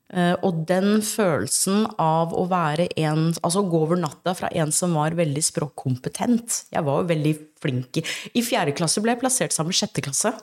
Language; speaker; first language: Norwegian; early bilingual, other home language; English